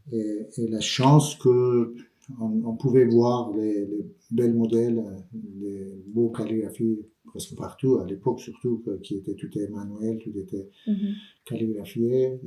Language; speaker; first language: French; non-native, fluent; Persian